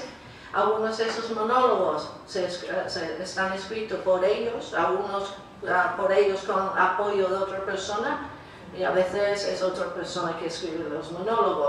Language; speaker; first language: Spanish; non-native, fluent; English